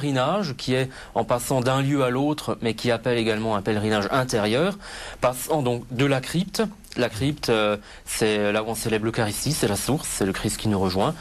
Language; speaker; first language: French; native; French